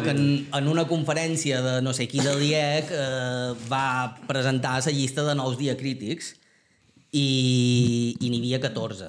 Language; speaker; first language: Catalan; native; Catalan